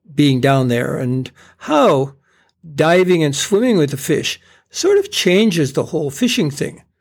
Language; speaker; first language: English; native; English